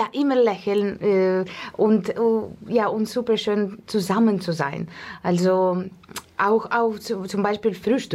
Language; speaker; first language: German; non-native, learner; Russian